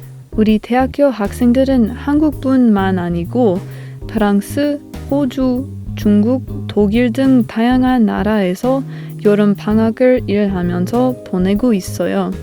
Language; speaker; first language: Korean; non-native, learner; English